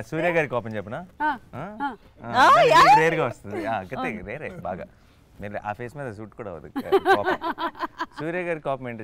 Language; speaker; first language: Telugu; native; Telugu